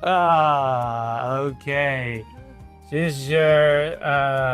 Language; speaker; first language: English; early bilingual, other home language; Thai